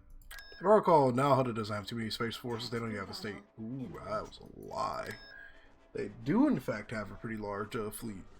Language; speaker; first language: English; native; English